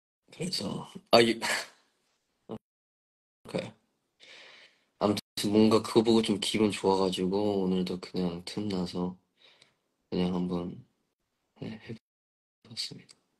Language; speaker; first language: Korean; early bilingual, other home language; English